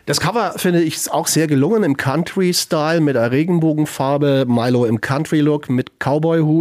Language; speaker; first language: German; native; German